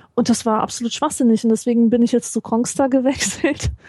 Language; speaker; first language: German; native; German